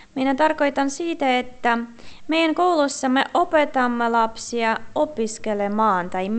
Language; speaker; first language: Finnish; non-native, fluent; Russian